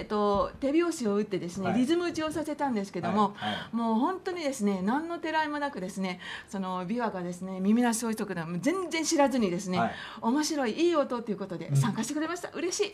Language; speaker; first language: Japanese; native; Japanese